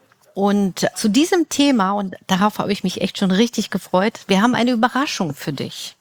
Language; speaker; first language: German; native; German